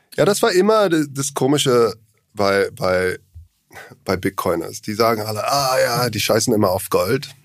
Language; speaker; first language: German; non-native, learner; English